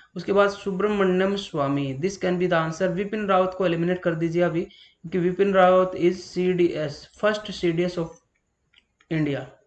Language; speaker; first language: Hindi; native; Hindi